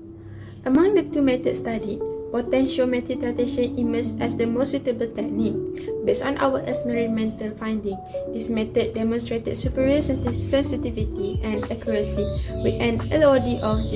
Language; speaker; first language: English; non-native, local second language; Malay